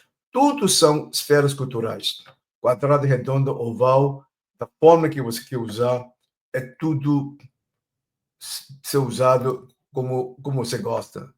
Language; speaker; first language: Portuguese; non-native, fluent; Chinese